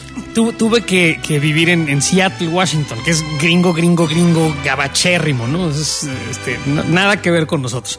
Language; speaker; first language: Spanish; native; Spanish